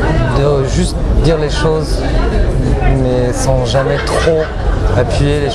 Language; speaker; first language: French; native; French